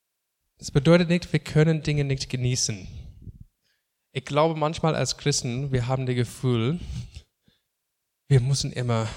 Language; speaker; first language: German; non-native, fluent; English